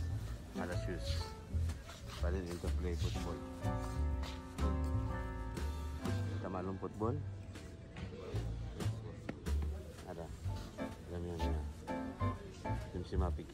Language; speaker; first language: Arabic; non-native, learner; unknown